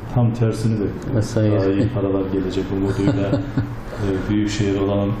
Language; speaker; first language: Turkish; native; Turkish